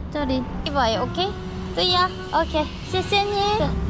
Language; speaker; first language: Chinese; non-native, learner; Korean